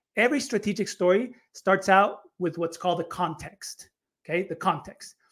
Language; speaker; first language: English; native; English